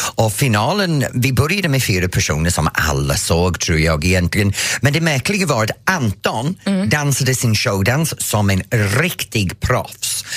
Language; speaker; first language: Swedish; non-native, fluent; English